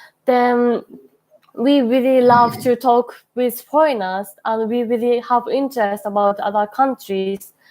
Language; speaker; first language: English; non-native, learner; Japanese